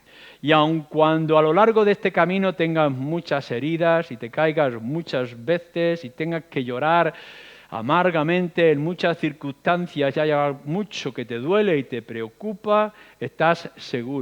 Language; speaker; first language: Spanish; native; Spanish